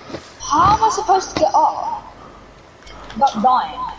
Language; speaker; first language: English; native; English